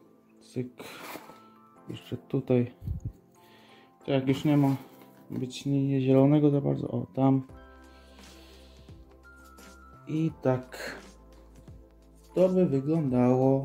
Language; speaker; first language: Polish; native; Polish